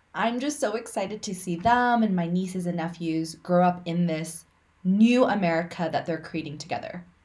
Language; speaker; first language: English; early bilingual, other home language; Min Nan Chinese